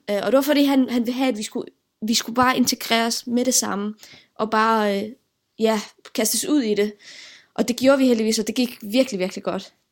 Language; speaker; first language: Danish; early bilingual, other home language; Arabic